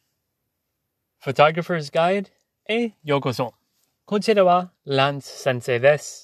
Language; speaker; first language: Japanese; non-native, learner; English